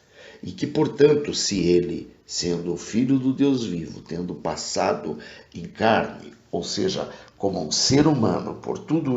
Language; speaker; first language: Portuguese; native; Portuguese